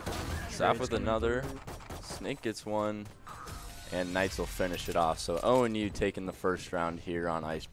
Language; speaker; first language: English; native; English